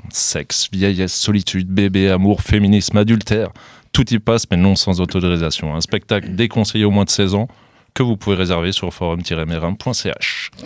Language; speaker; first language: French; native; French